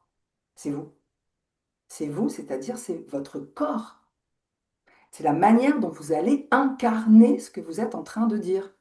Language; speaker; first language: French; native; French